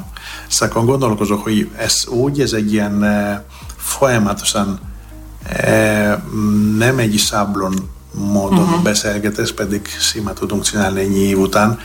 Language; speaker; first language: Hungarian; non-native, learner; Greek